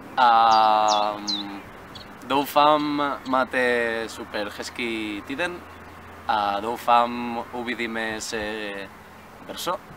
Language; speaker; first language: Czech; non-native, learner; Spanish